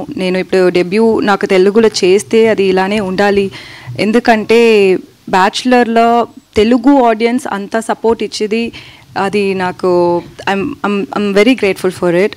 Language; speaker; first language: Telugu; non-native, learner; Tamil